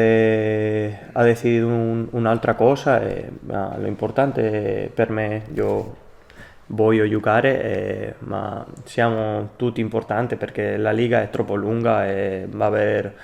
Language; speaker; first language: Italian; non-native, learner; Spanish